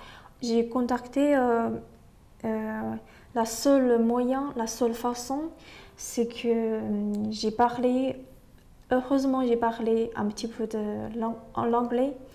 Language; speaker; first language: French; non-native, learner; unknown